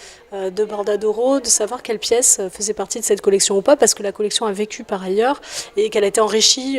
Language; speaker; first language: French; native; French